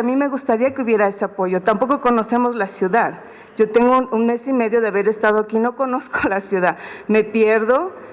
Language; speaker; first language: Spanish; early bilingual, heritage; Spanish